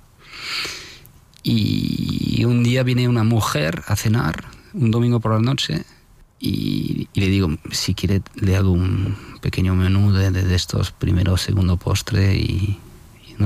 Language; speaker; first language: Spanish; non-native, fluent; French